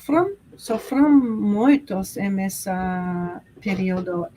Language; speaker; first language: Portuguese; non-native, learner; English